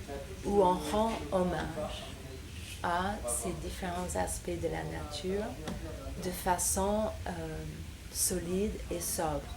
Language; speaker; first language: French; non-native, fluent; English